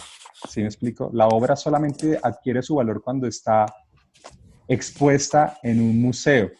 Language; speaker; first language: Spanish; native; Spanish